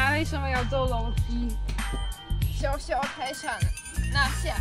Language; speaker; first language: Chinese; non-native, fluent; Czech